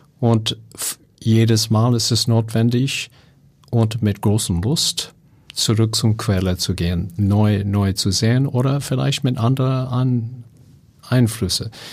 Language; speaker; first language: German; non-native, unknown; English